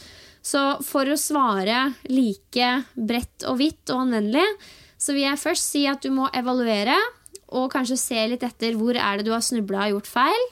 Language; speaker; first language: Norwegian; native; Norwegian